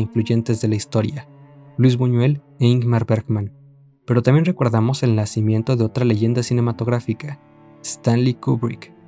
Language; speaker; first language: Spanish; native; Spanish